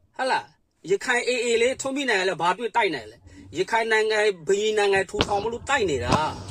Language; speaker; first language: Burmese; non-native, local second language; Kachin